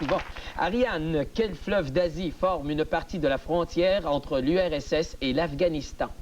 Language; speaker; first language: French; native; French